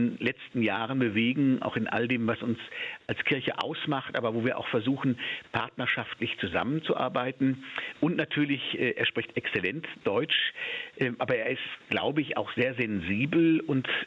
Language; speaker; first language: German; native; German